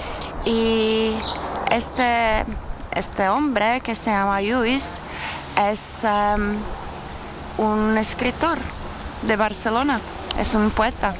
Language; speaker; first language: Spanish; non-native, learner; Czech